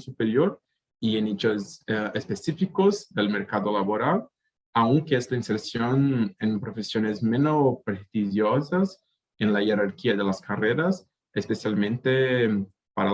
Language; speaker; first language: Spanish; native; Spanish